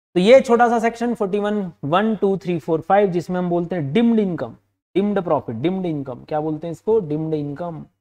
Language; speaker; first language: Hindi; native; Hindi